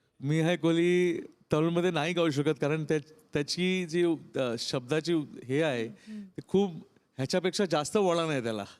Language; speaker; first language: Marathi; non-native, local second language; Tamil